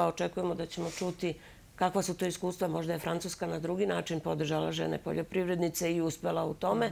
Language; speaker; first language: Serbian; native; Serbian